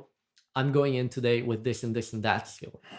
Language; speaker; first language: English; non-native, fluent; Portuguese